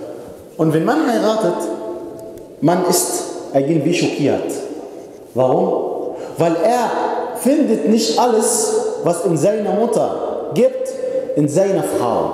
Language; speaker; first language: German; non-native, fluent; Arabic